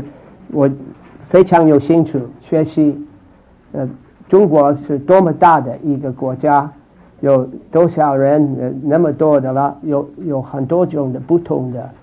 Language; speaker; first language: Chinese; non-native, fluent; English